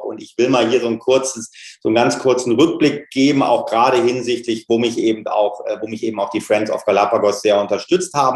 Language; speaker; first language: German; native; German